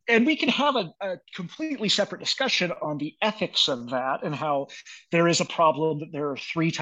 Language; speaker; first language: English; native; English